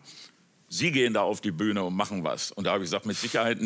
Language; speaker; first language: German; native; German